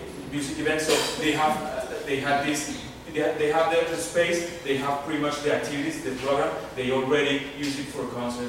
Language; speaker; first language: English; non-native, fluent; Spanish